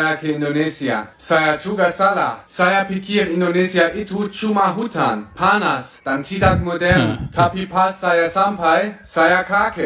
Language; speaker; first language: Indonesian; non-native, fluent; German